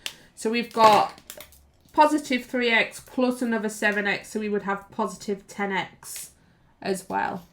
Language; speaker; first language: English; native; English